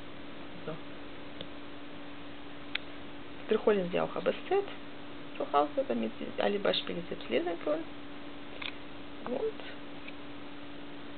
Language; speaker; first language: German; non-native, learner; Russian